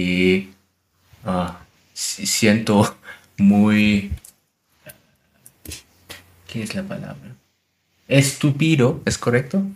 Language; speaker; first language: Spanish; non-native, learner; German